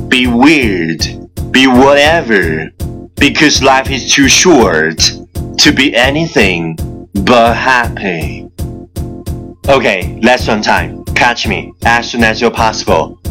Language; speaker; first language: English; non-native, fluent; Chinese